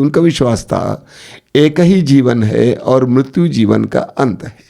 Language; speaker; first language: Hindi; native; Hindi